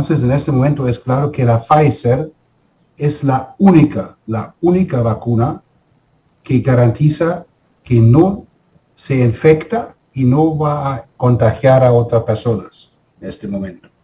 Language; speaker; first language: Spanish; non-native, fluent; German